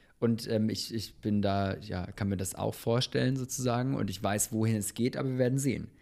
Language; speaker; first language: German; early bilingual, other home language; Bosnian